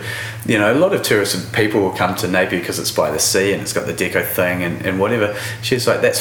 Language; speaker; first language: English; native; English